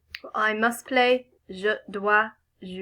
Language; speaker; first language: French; non-native, fluent; English